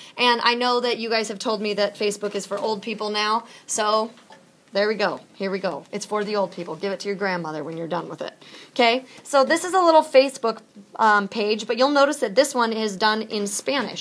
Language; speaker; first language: English; native; English